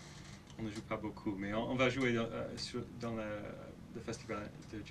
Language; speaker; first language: French; non-native, local second language; English